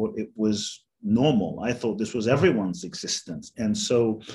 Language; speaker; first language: English; native; English